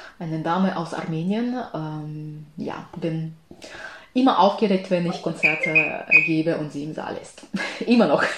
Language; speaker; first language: German; non-native, fluent; Ukrainian